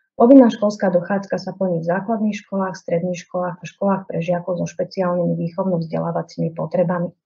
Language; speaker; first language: Slovak; native; Slovak